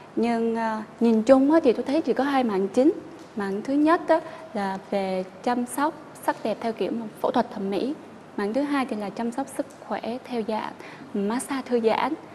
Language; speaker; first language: Vietnamese; native; Vietnamese